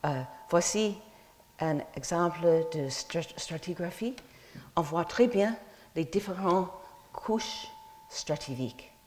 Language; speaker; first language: French; non-native, fluent; English